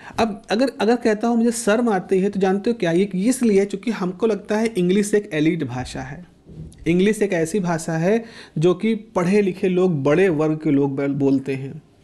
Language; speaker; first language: Hindi; native; Hindi